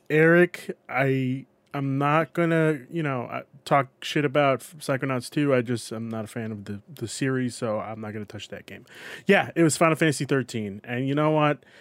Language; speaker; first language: English; native; English